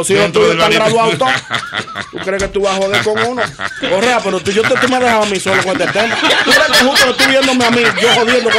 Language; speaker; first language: Spanish; native; Spanish